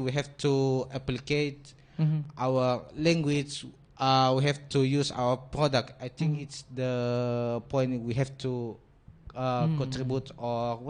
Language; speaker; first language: English; non-native, learner; Indonesian